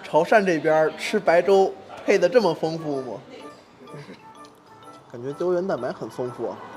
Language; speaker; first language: Chinese; native; Chinese